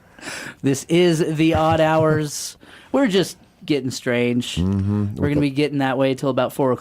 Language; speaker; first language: English; native; English